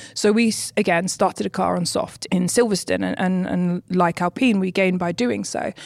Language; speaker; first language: English; native; English